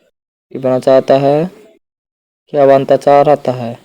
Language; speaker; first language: Hindi; non-native, learner; Bangla